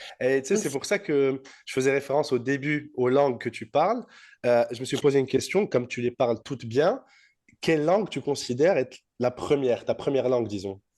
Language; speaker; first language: French; native; French